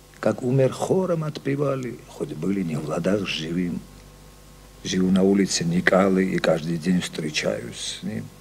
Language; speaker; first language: Russian; non-native, local second language; Georgian